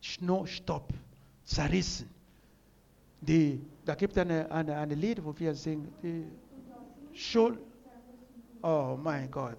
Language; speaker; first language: German; non-native, learner; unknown